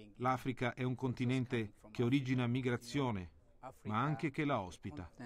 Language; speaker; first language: Italian; non-native, fluent; Amharic